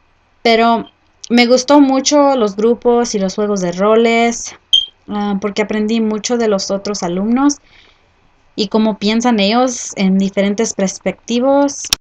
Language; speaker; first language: Spanish; early bilingual, heritage; Spanish